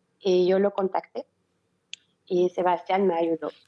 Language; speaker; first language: Spanish; non-native, learner; French